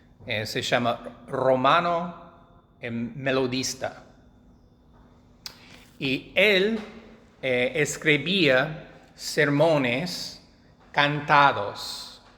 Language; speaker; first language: Spanish; non-native, fluent; English